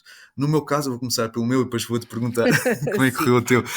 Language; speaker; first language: Portuguese; native; Portuguese